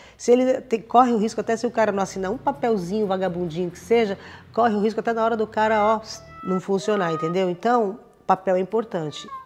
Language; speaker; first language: Portuguese; native; Portuguese